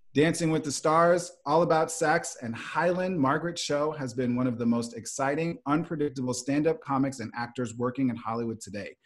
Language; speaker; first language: English; native; English